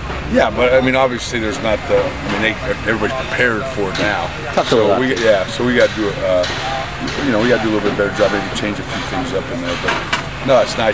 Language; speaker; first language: English; native; English